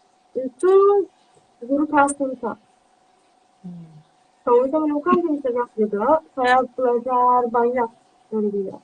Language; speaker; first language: Indonesian; non-native, learner; Turkish